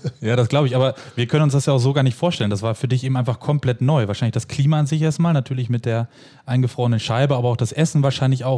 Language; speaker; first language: German; native; German